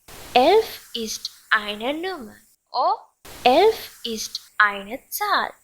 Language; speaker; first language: German; non-native, learner; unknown